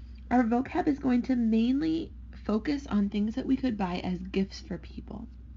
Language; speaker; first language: English; native; English